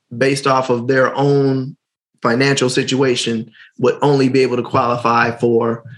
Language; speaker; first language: English; native; English